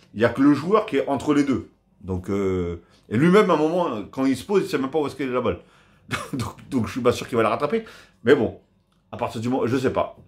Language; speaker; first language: French; native; French